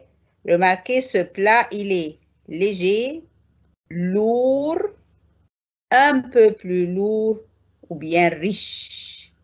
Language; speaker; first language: French; non-native, fluent; Arabic